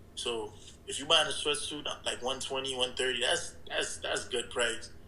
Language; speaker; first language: English; early bilingual, other home language; Haitian Creole